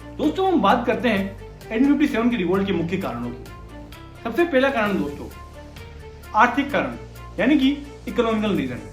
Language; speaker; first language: Hindi; non-native, local second language; Bangla